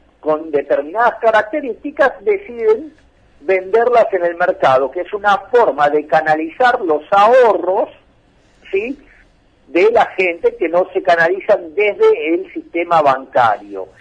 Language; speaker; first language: Spanish; native; Spanish